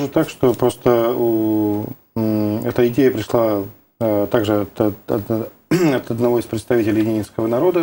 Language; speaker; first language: Russian; native; Russian